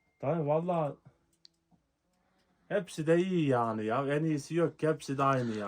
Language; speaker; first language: Turkish; native; Turkish